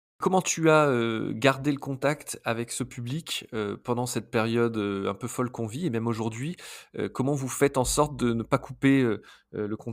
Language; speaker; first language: French; native; French